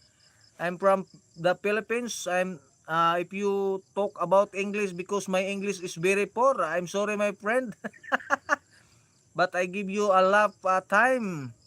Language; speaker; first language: English; non-native, learner; Cebuano